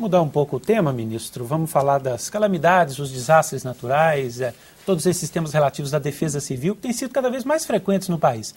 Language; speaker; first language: Portuguese; native; Portuguese